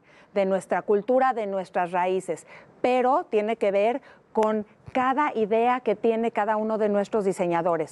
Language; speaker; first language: Spanish; native; Spanish